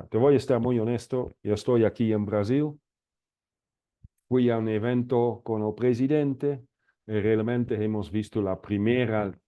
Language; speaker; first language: Spanish; non-native, fluent; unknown